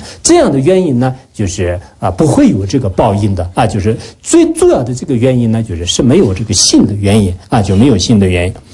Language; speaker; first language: Chinese; non-native, local second language; Tibetan